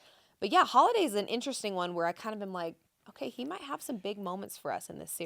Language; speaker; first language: English; native; English